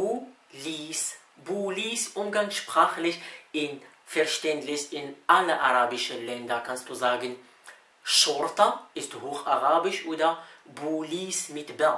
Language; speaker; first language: German; non-native, fluent; Arabic